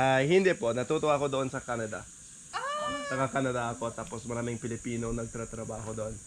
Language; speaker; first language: Filipino; non-native, learner; English